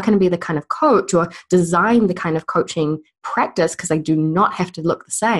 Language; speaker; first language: English; native; English